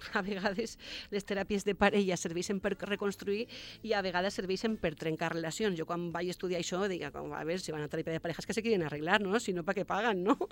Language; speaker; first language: Catalan; non-native, local second language; Spanish